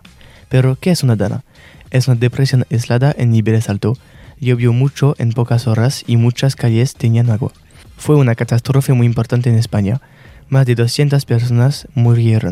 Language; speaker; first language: Spanish; non-native, learner; French